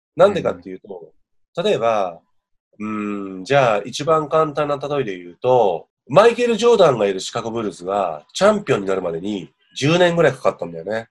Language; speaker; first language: Japanese; native; Japanese